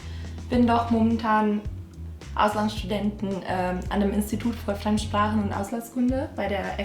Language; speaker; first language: German; non-native, fluent; Italian